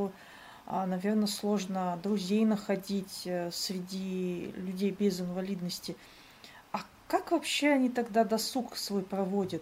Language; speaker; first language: Russian; native; Russian